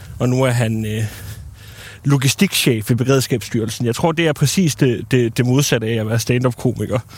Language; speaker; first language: Danish; native; Danish